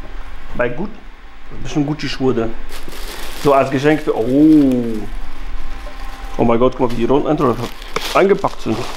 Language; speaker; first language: German; native; German